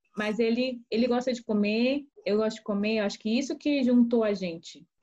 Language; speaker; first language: Portuguese; early bilingual, other home language; Korean